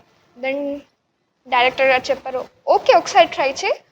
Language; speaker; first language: Telugu; non-native, learner; Odia